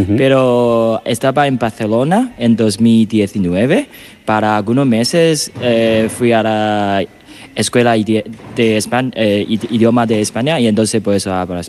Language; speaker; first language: Spanish; non-native, learner; Chinese